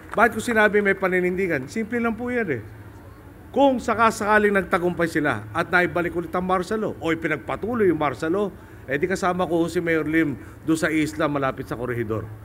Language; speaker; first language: Filipino; native; Filipino